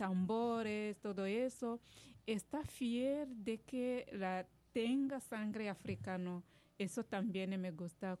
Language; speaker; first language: Spanish; non-native, fluent; Kinyarwanda